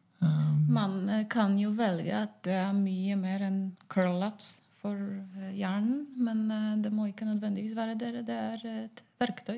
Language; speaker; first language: Norwegian; non-native, fluent; Polish